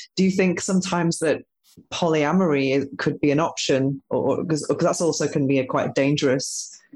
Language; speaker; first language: English; native; English